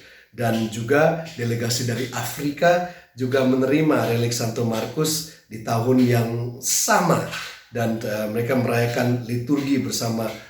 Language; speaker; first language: Indonesian; native; Indonesian